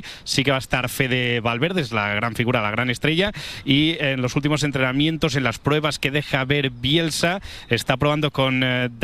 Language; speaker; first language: Spanish; native; Spanish